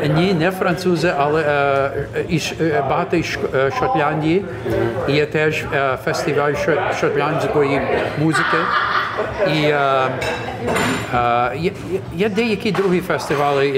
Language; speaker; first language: Ukrainian; early bilingual, heritage; English